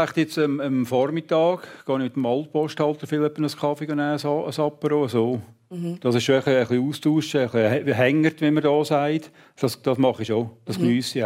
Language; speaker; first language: German; native; German